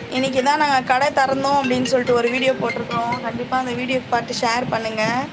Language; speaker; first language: Tamil; native; Tamil